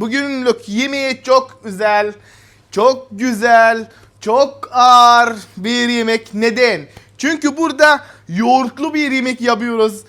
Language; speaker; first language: Turkish; non-native, fluent; Arabic